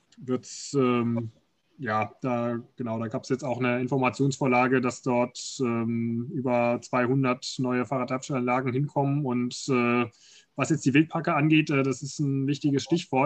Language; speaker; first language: German; native; German